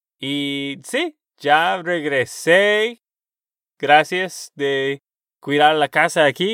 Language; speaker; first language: Spanish; non-native, learner; English